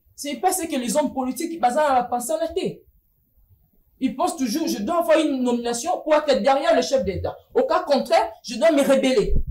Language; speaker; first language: French; non-native, local second language; Lingala